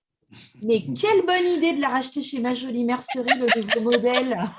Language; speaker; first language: French; native; French